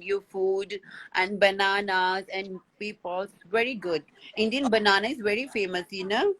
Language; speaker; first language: English; non-native, learner; Hindi